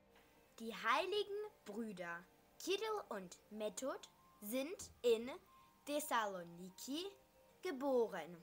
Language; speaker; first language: German; early bilingual, other home language; Macedonian